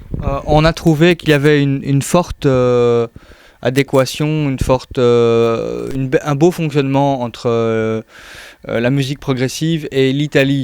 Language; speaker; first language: French; native; French